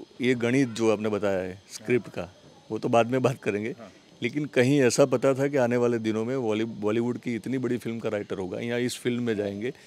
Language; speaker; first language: Hindi; non-native, local second language; Gujarati